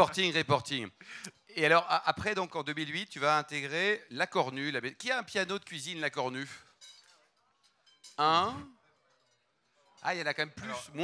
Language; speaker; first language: French; native; French